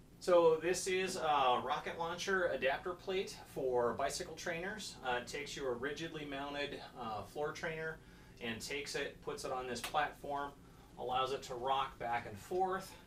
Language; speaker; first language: English; native; English